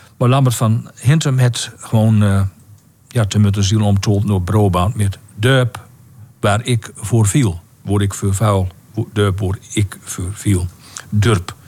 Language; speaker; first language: Dutch; native; Dutch